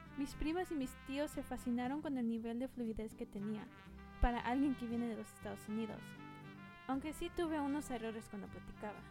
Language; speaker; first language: Spanish; early bilingual, heritage; Spanish